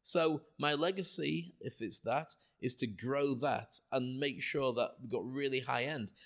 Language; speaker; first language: English; native; English